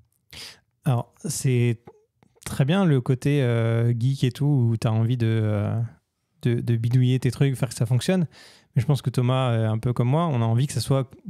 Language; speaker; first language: French; native; French